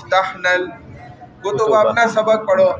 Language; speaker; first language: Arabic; non-native, fluent; Urdu